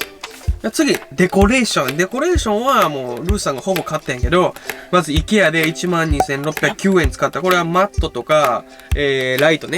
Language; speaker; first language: Japanese; native; Japanese